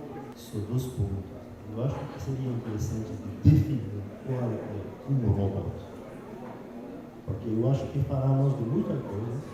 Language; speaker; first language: Portuguese; non-native, fluent; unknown